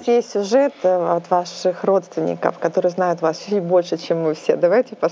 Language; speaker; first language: Russian; native; Russian